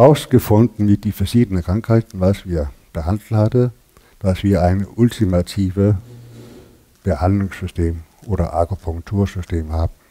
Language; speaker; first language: German; non-native, learner; Danish